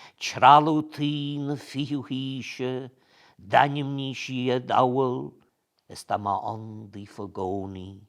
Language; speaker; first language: Irish; native; Irish